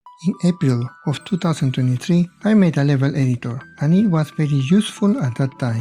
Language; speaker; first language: English; non-native, fluent; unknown